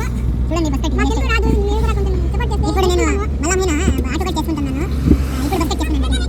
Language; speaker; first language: Telugu; non-native, local second language; Urdu